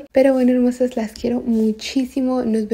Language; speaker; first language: Spanish; native; Spanish